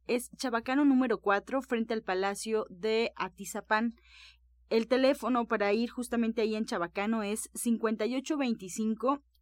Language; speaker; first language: Spanish; native; Spanish